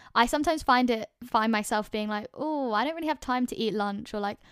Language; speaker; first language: English; native; English